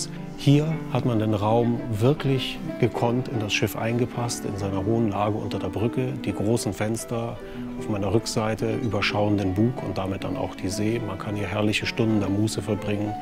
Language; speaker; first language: German; native; German